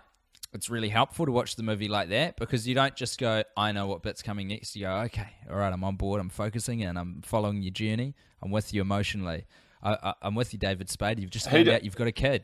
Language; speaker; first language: English; native; English